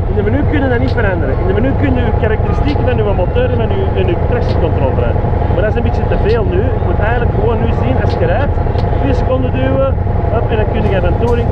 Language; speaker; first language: Dutch; native; Dutch